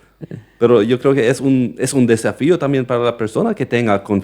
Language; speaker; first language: Spanish; non-native, local second language; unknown